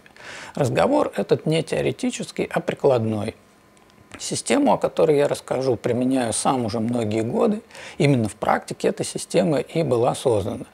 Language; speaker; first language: Russian; native; Russian